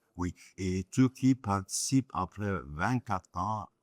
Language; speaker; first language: French; non-native, fluent; Turkish